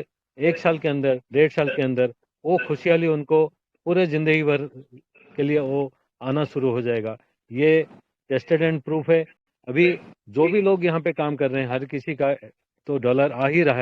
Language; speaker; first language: Hindi; non-native, local second language; Odia